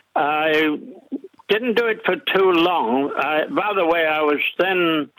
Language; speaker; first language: English; native; English